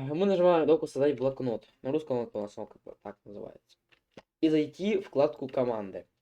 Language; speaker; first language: Russian; native; Russian